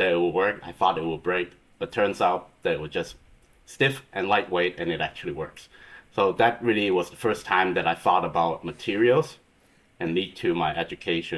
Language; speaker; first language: English; non-native, local second language; Cantonese